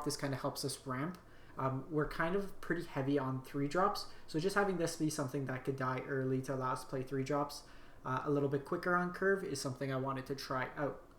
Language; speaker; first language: English; native; English